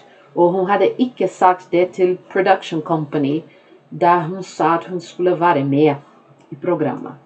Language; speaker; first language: Norwegian; non-native, fluent; Portuguese